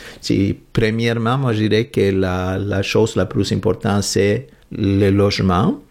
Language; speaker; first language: French; non-native, fluent; Spanish